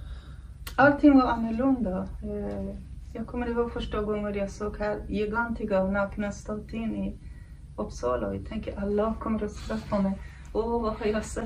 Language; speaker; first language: Swedish; non-native, fluent; Kurdish